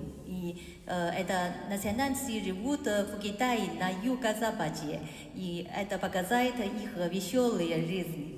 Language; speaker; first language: Russian; non-native, learner; Chinese